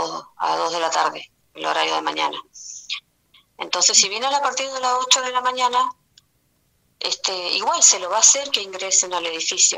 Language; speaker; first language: Spanish; native; Spanish